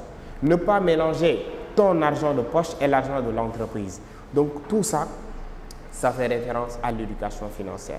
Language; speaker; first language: French; non-native, local second language; Wolof